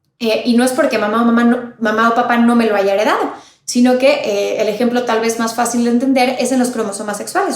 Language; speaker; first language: Spanish; native; Spanish